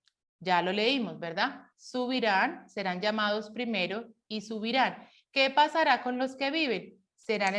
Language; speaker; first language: Spanish; native; Spanish